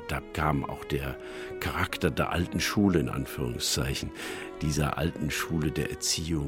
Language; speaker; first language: German; native; German